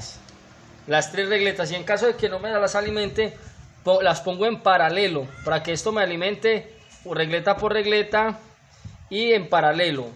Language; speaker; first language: Spanish; native; Spanish